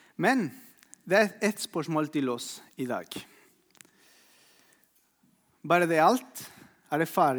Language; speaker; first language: Norwegian; non-native, fluent; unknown